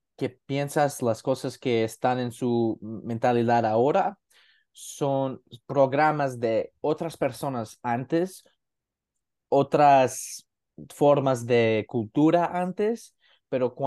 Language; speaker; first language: Spanish; non-native, learner; English